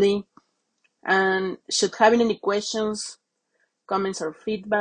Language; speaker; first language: English; non-native, fluent; Spanish